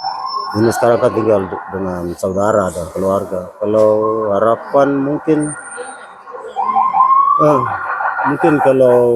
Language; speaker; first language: Indonesian; non-native, local second language; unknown